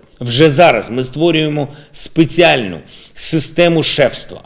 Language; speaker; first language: Ukrainian; non-native, local second language; Russian